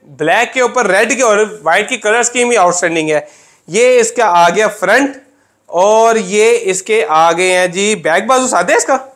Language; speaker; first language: Urdu; non-native, local second language; Punjabi